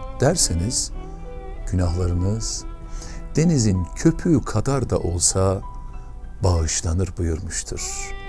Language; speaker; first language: Turkish; native; Turkish